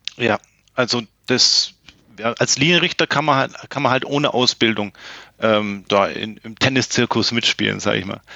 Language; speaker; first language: German; native; German